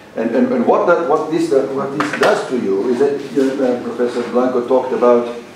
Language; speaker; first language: English; non-native, fluent; Portuguese